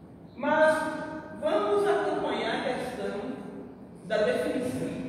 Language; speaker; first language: Portuguese; native; Portuguese